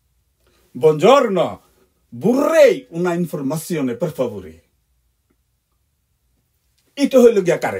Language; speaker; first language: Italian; non-native, fluent; Bangla